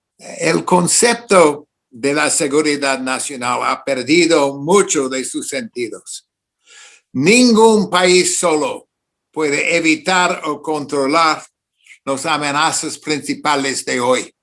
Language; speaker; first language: Spanish; non-native, fluent; English